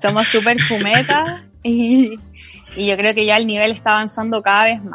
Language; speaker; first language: Spanish; native; Spanish